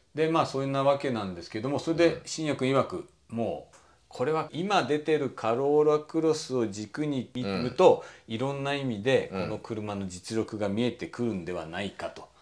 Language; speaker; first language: Japanese; native; Japanese